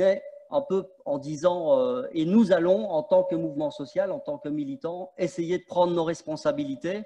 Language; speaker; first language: French; native; French